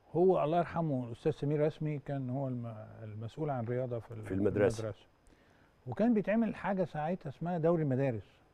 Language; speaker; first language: Arabic; native; Arabic